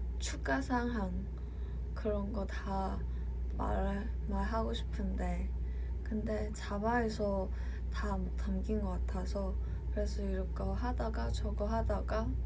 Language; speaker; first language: Korean; non-native, fluent; Cantonese